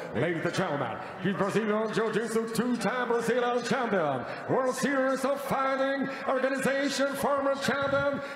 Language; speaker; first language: English; non-native, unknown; Russian